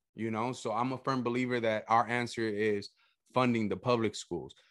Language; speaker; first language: English; early bilingual, other home language; Spanish